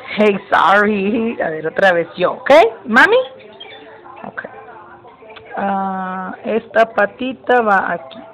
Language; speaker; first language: Spanish; early bilingual, heritage; Spanish